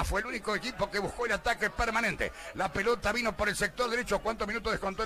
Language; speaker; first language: Spanish; native; Spanish